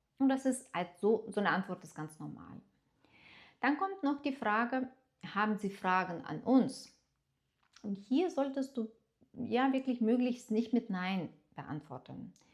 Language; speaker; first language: German; non-native, fluent; Lithuanian